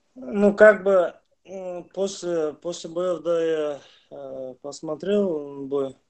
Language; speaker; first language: Russian; non-native, local second language; Kazakh